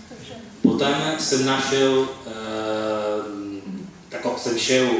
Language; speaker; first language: Slovenian; non-native, fluent; Italian